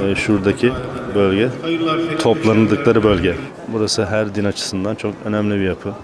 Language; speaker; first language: Turkish; native; Turkish